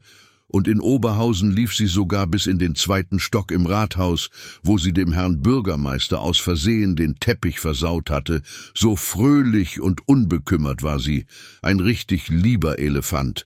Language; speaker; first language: German; native; German